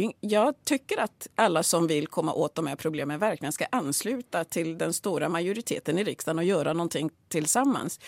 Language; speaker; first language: Swedish; early bilingual, other home language; Swahili